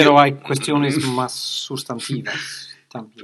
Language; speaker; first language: Spanish; non-native, fluent; English